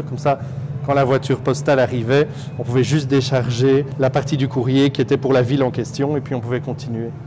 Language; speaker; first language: French; native; French